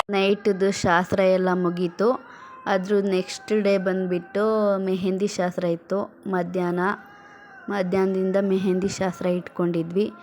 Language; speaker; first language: Kannada; non-native, local second language; Lambadi